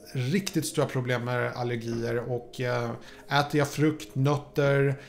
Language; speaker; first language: Swedish; early bilingual, other home language; Polish